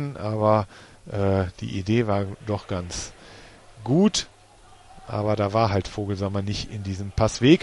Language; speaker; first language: German; native; German